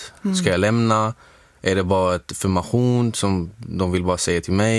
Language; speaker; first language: Swedish; non-native, fluent; Arabic